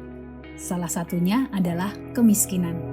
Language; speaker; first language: Indonesian; native; Indonesian